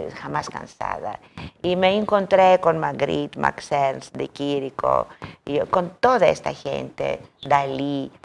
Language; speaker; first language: Spanish; non-native, fluent; Greek